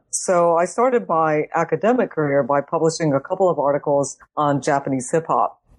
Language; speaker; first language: English; native; English